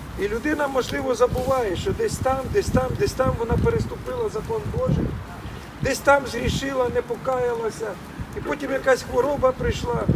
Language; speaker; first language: Ukrainian; non-native, local second language; Russian